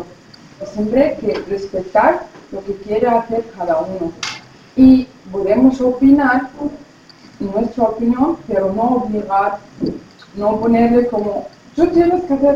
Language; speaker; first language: Spanish; non-native, fluent; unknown